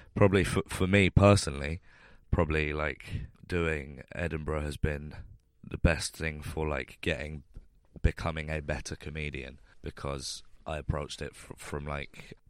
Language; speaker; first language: English; native; English